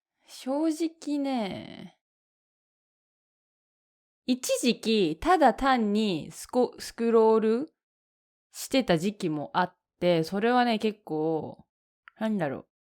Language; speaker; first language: Japanese; native; Japanese